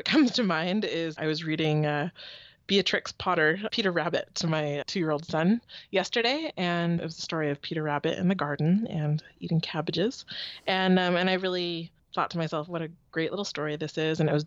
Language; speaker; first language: English; native; English